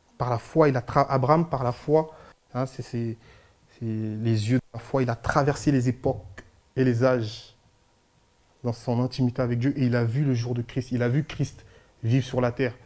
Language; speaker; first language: French; early bilingual, other home language; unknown